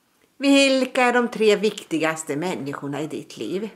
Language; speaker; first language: Swedish; native; Swedish